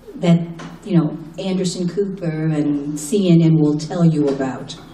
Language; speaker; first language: English; native; English